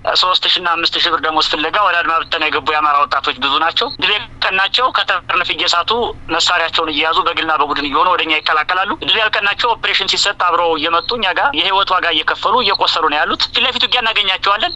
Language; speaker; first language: Amharic; native; Amharic